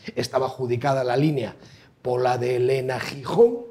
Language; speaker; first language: Spanish; native; Spanish